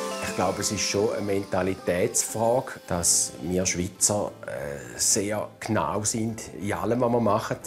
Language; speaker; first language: German; native; German